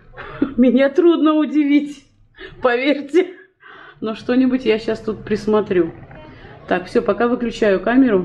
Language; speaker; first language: Russian; native; Russian